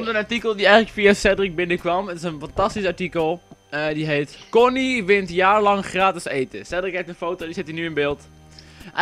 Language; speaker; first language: Dutch; native; Dutch